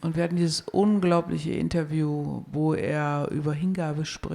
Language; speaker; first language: German; native; German